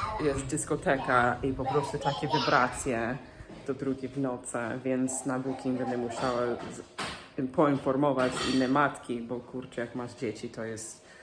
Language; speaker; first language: Polish; non-native, fluent; English